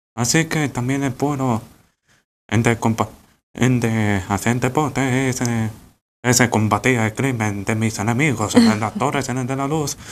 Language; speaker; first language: Spanish; native; Spanish